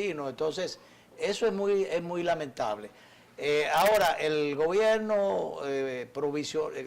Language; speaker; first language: Spanish; native; Spanish